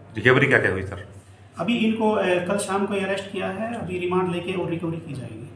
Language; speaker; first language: Hindi; native; Hindi